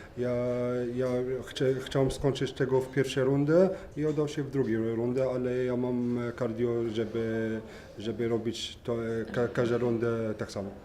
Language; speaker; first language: Polish; non-native, learner; French